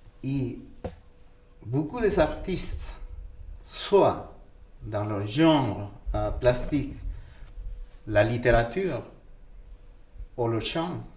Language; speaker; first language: French; non-native, fluent; Quechua